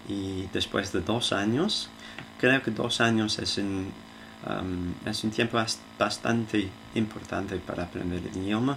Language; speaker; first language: Spanish; non-native, fluent; English